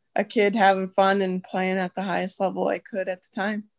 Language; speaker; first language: English; native; English